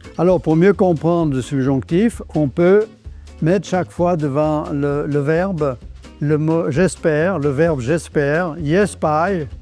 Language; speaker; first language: French; native; French